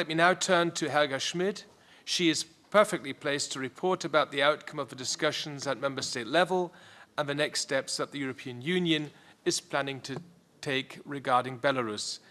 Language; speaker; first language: English; non-native, fluent; German